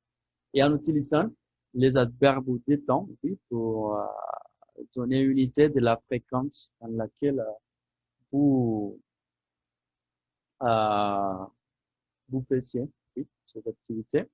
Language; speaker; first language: French; non-native, fluent; Spanish